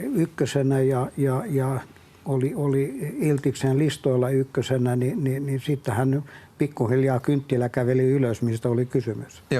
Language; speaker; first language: Finnish; non-native, local second language; Swedish